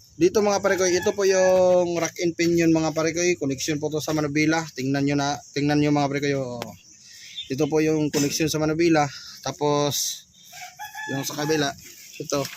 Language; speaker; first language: Filipino; non-native, local second language; Cebuano